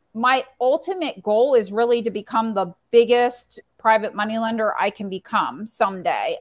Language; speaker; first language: English; native; English